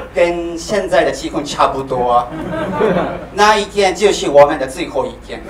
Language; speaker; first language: Chinese; non-native, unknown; Japanese